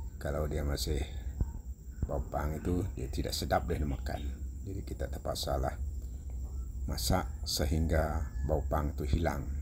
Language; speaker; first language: Malay; non-native, local second language; Iban